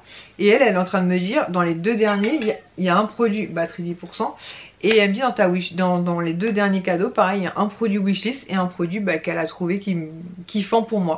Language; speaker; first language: French; native; French